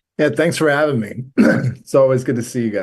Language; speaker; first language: English; native; English